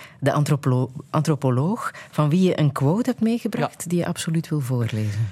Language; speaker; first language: Dutch; native; Dutch